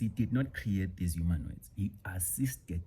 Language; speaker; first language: English; non-native, local second language; Xhosa